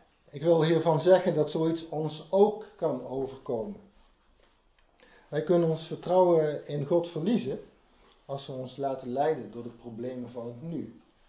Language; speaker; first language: Dutch; native; Dutch